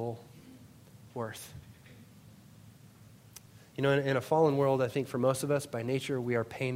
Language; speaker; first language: English; native; English